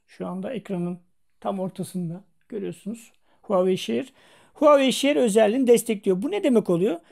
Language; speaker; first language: Turkish; native; Turkish